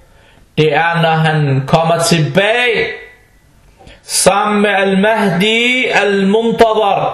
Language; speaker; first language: Danish; non-native, fluent; Arabic